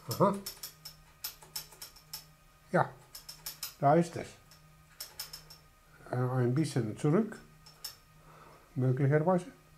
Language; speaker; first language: German; non-native, learner; Finnish